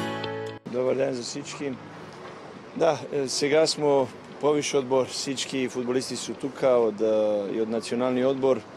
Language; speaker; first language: Bulgarian; non-native, learner; Macedonian